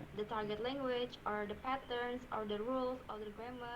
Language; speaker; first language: English; non-native, learner; Indonesian